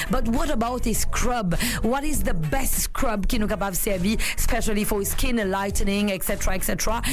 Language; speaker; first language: English; non-native, local second language; Morisyen